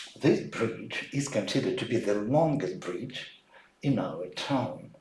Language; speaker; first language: English; non-native, fluent; Ukrainian